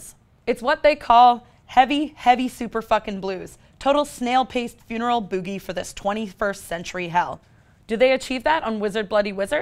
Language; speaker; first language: English; native; English